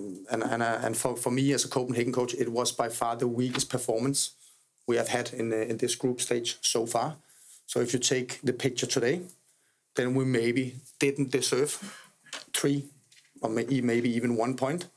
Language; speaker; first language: English; non-native, fluent; Danish